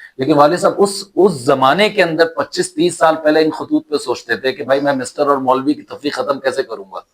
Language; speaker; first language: Urdu; native; Urdu